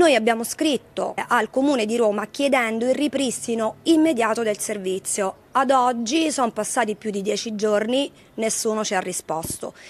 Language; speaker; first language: Italian; native; Italian